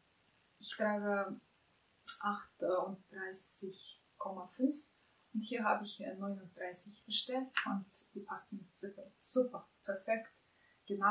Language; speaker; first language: German; non-native, fluent; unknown